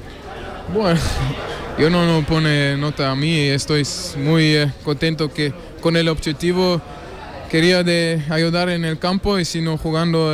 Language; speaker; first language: Spanish; non-native, learner; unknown